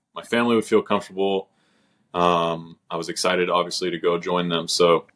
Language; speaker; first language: English; native; English